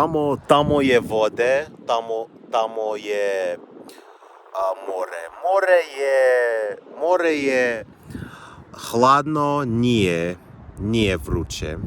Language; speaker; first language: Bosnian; non-native, learner; English